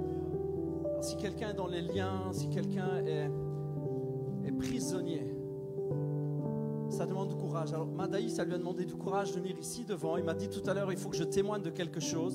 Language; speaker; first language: French; native; French